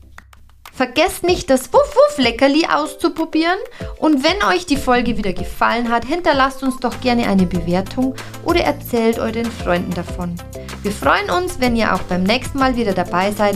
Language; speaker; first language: German; native; German